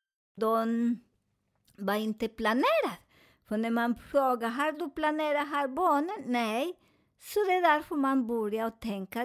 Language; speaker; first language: Swedish; non-native, learner; Spanish